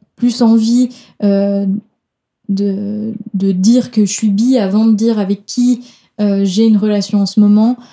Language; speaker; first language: French; non-native, fluent; Danish